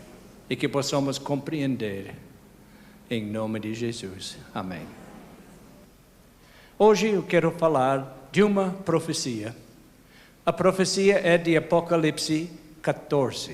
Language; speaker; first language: Portuguese; non-native, fluent; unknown